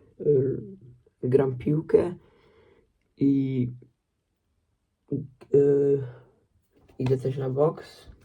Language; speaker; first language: Polish; early bilingual, heritage; Polish